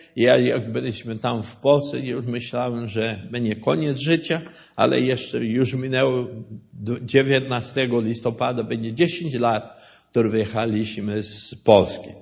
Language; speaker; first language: Polish; non-native, learner; Portuguese